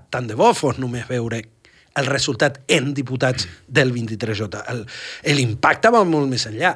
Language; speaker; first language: Catalan; native; Catalan